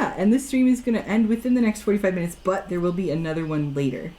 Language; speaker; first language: English; native; English